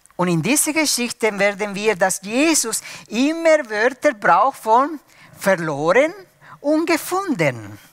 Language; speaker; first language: German; non-native, fluent; Spanish